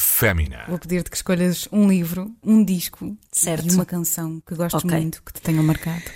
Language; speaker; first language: Portuguese; native; Portuguese